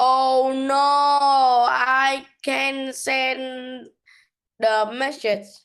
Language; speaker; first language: English; non-native, learner; Vietnamese